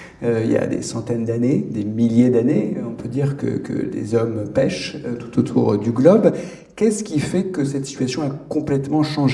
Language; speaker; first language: French; native; French